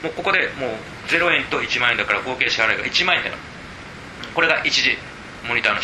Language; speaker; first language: Japanese; native; Japanese